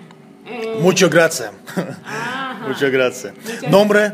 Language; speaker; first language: Spanish; non-native, learner; Russian